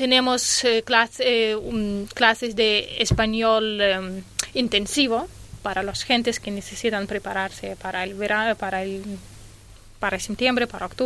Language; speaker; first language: Spanish; non-native, learner; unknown